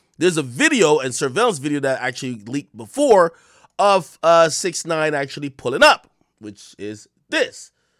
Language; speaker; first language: English; native; English